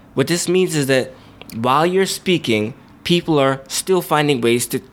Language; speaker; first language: English; native; English